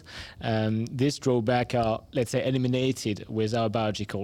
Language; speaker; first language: English; non-native, fluent; French